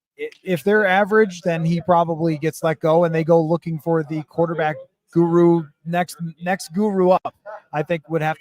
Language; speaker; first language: English; native; English